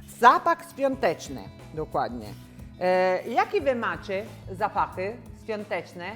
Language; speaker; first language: Polish; non-native, learner; Italian